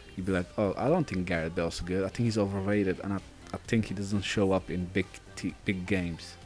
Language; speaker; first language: English; non-native, fluent; Dutch